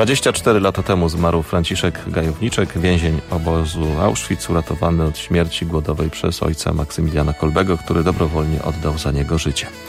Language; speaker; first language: Polish; native; Polish